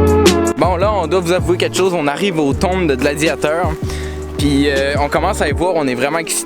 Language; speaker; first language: French; native; French